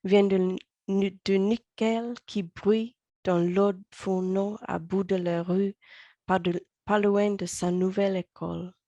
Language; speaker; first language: French; early bilingual, heritage; French